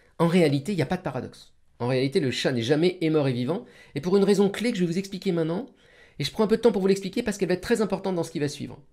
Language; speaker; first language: French; native; French